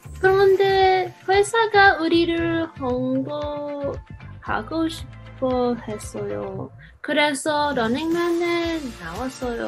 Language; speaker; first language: Korean; non-native, learner; English